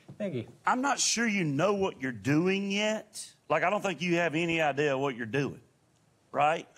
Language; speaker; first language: English; native; English